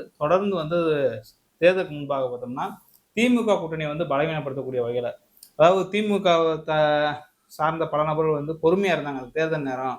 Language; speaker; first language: Tamil; native; Tamil